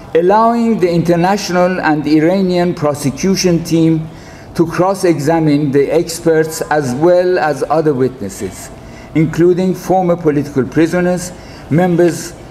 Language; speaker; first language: English; non-native, fluent; Persian